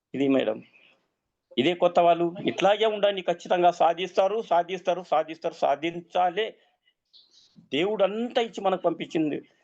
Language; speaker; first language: Telugu; native; Telugu